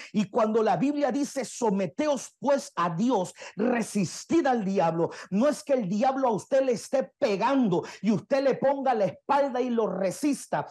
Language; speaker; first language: Spanish; native; Spanish